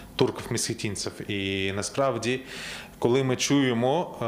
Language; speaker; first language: Ukrainian; native; Ukrainian